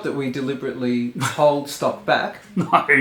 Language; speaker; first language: English; native; English